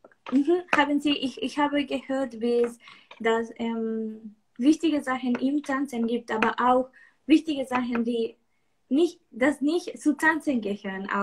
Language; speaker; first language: German; non-native, learner; Spanish